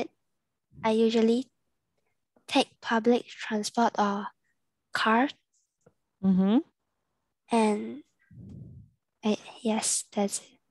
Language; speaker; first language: English; non-native, learner; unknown